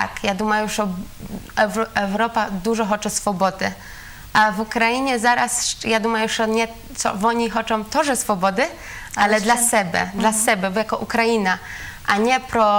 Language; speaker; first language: Ukrainian; non-native, learner; Polish